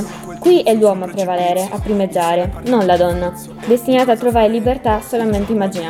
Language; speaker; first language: Italian; native; Italian